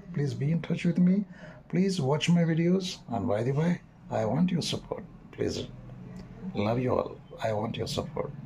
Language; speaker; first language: English; non-native, local second language; Telugu